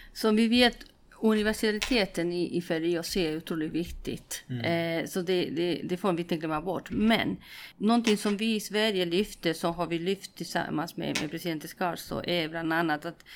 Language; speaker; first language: Swedish; non-native, fluent; Spanish